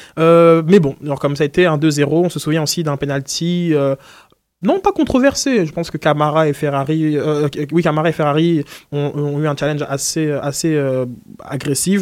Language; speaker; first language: French; native; French